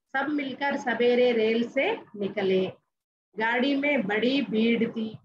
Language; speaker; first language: Hindi; non-native, local second language; Telugu